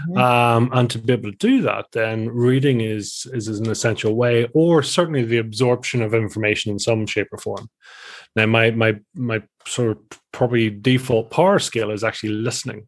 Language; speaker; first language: English; native; English